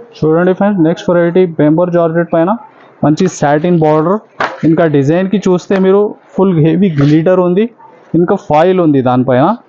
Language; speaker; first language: Telugu; non-native, local second language; Urdu